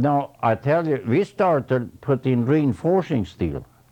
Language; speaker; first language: English; non-native, fluent; Swedish